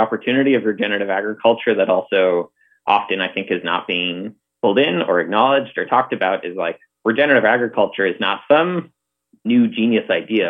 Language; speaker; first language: English; native; English